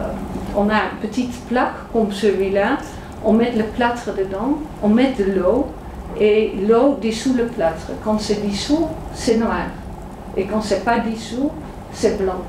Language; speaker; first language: French; non-native, fluent; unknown